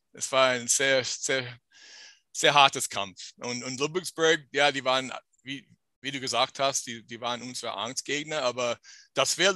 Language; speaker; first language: German; non-native, fluent; English